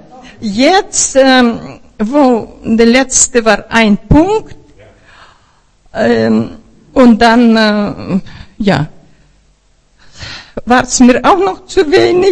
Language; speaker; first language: German; non-native, fluent; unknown